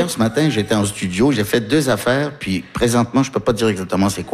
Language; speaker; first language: French; early bilingual, other home language; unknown